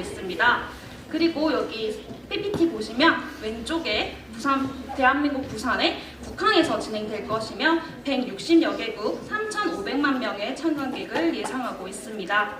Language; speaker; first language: Korean; native; Korean